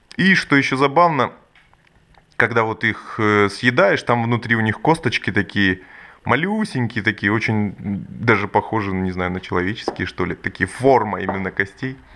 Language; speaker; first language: Russian; native; Russian